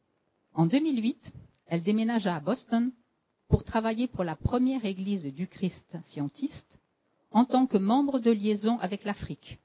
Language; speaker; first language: French; native; French